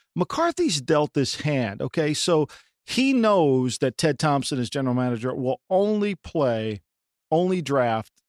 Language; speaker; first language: English; native; English